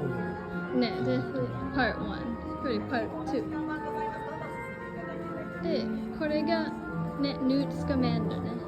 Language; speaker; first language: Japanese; non-native, learner; English